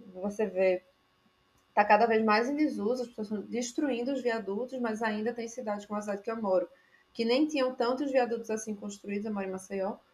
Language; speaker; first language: Portuguese; native; Portuguese